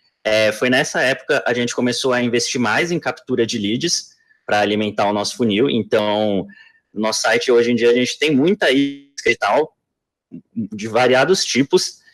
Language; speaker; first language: Portuguese; native; Portuguese